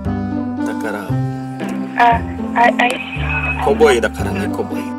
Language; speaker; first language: Japanese; non-native, learner; Indonesian